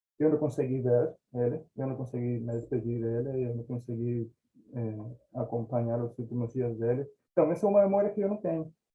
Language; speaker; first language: Portuguese; non-native, fluent; Spanish